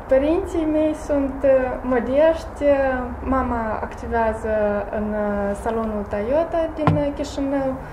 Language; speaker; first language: Romanian; non-native, local second language; Bulgarian